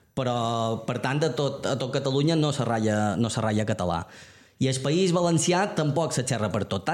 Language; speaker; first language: Catalan; native; Catalan